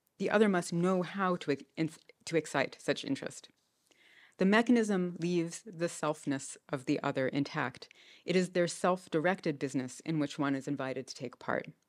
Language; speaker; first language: English; native; English